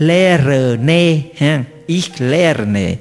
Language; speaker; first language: German; non-native, learner; Vietnamese